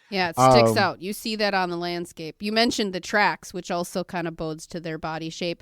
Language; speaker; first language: English; native; English